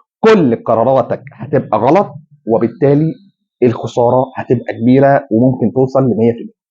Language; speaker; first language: Arabic; native; Arabic